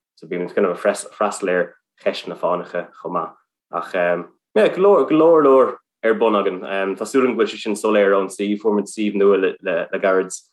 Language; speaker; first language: Irish; non-native, local second language; English